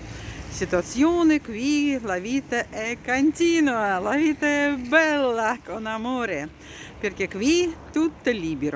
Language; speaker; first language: Italian; non-native, fluent; Russian